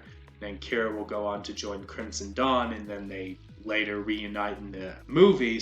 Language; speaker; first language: English; native; English